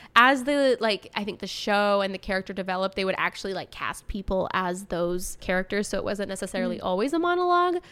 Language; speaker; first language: English; native; English